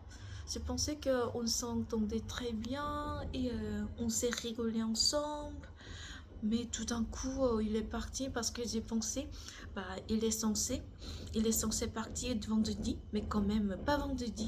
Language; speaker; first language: French; non-native, learner; Korean